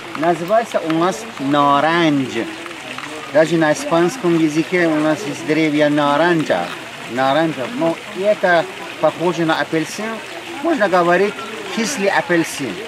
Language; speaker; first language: Russian; non-native, learner; Persian